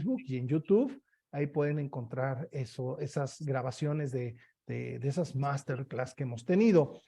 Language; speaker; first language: Spanish; native; Spanish